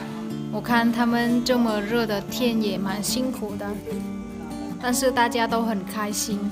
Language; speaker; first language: Chinese; non-native, fluent; Vietnamese